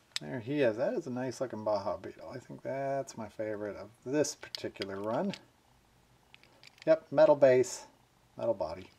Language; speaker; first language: English; native; English